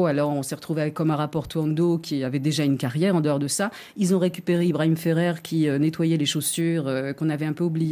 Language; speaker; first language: French; native; French